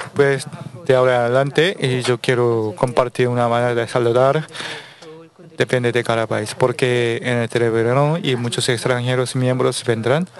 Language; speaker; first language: Spanish; non-native, learner; Korean